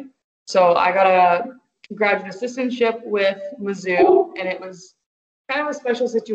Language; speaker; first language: English; native; English